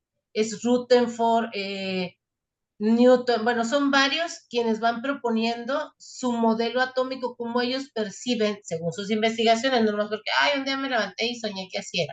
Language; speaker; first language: Spanish; native; Spanish